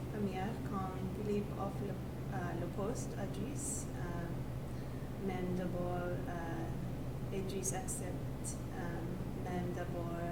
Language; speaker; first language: French; non-native, learner; English